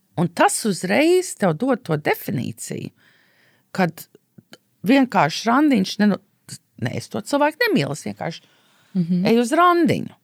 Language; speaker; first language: Latvian; early bilingual, heritage; Latvian